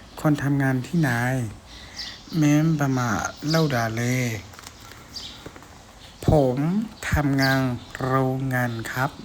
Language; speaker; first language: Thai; non-native, fluent; Burmese